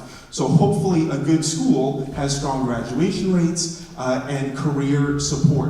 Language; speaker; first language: English; native; English